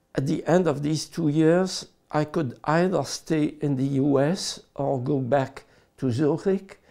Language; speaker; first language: English; non-native, fluent; French